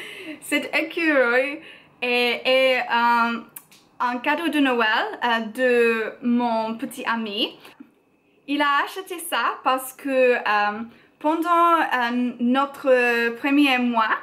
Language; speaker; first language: French; non-native, learner; English